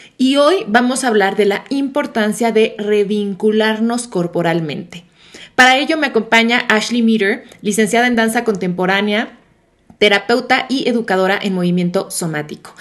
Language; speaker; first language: Spanish; native; Spanish